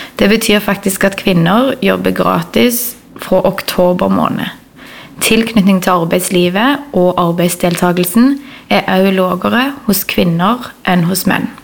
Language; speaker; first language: Norwegian; native; Norwegian